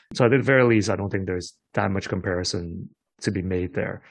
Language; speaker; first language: English; non-native, local second language; Cantonese